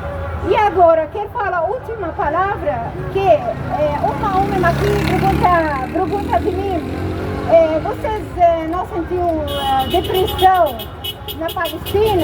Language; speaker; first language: Portuguese; non-native, learner; Arabic